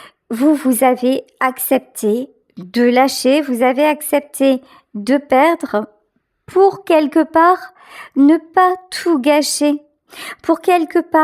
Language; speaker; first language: French; native; French